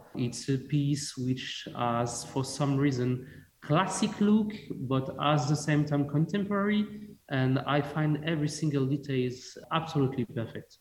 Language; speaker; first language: English; non-native, fluent; French